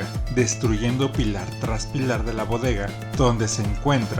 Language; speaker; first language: Spanish; native; Spanish